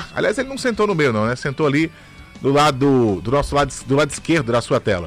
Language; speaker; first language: Portuguese; native; Portuguese